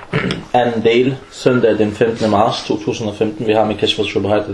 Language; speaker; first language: Danish; non-native, fluent; Arabic